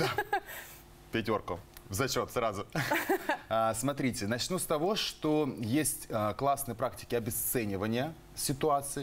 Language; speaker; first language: Russian; native; Russian